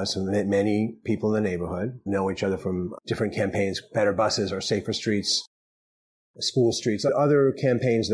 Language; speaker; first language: English; native; English